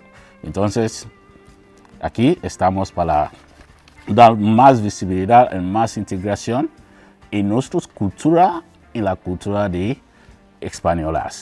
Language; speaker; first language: Spanish; non-native, learner; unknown